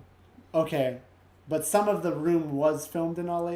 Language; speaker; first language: English; native; English